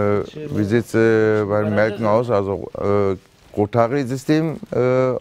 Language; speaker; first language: German; non-native, fluent; Turkish